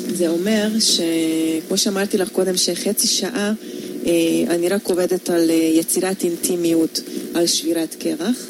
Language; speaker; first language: Hebrew; non-native, fluent; Hungarian